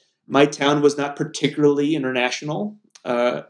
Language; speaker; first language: English; native; English